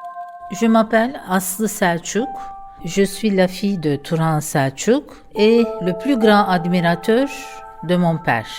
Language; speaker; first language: French; non-native, fluent; Turkish